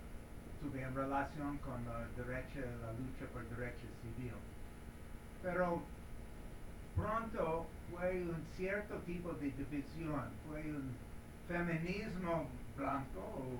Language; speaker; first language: Spanish; non-native, learner; English